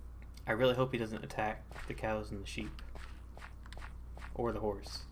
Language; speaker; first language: English; native; English